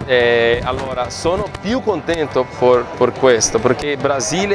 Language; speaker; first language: Italian; non-native, learner; Portuguese